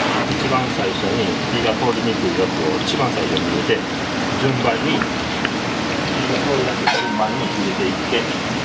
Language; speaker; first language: Japanese; native; Japanese